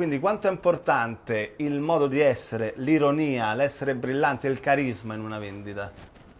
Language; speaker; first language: Italian; native; Italian